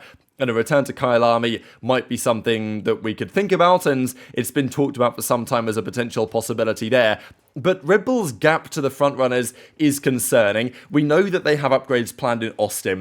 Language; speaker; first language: English; native; English